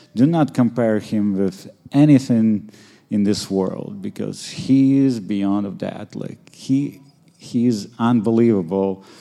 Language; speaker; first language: English; non-native, fluent; Ukrainian